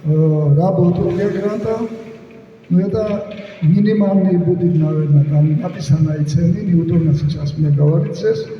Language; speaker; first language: Russian; non-native, fluent; Georgian